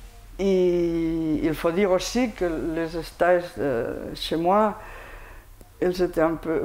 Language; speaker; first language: French; non-native, fluent; Spanish